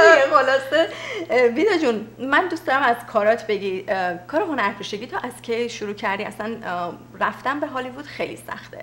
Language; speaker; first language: Persian; native; Persian